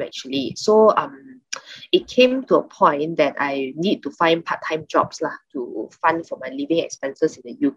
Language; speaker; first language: English; non-native, local second language; Chinese